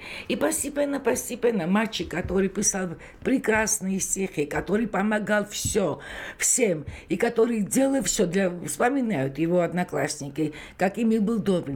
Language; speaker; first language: Russian; non-native, local second language; Georgian